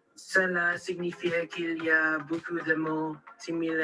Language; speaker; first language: French; non-native, learner; English